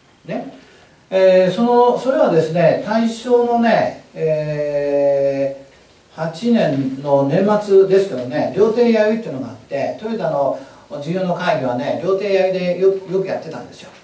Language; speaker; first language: Japanese; native; Japanese